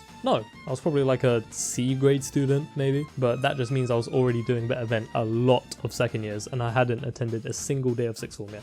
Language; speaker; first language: English; native; English